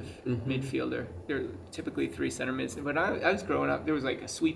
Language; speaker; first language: English; native; English